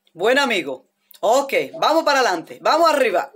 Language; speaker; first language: Spanish; native; Spanish